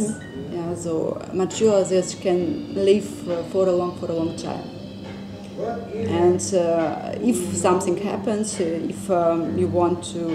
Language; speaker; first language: English; non-native, learner; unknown